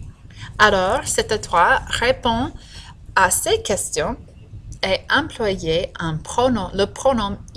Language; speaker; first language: French; non-native, fluent; English